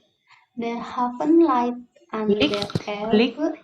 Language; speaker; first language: German; non-native, learner; Indonesian